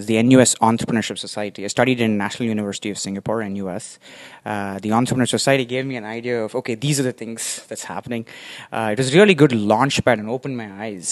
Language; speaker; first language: English; non-native, local second language; Tamil